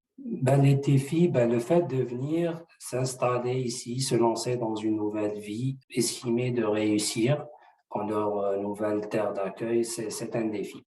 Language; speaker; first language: French; non-native, local second language; Arabic